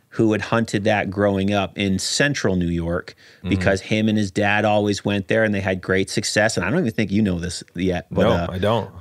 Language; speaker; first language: English; native; English